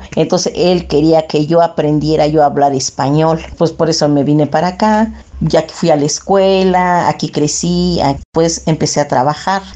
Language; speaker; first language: Spanish; early bilingual, other home language; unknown